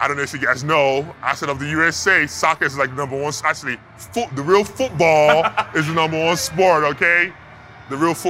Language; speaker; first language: English; non-native, local second language; Yoruba